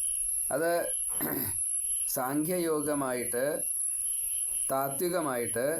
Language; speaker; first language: Malayalam; native; Malayalam